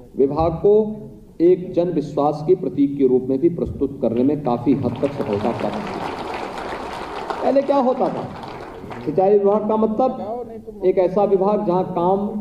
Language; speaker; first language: Hindi; native; Hindi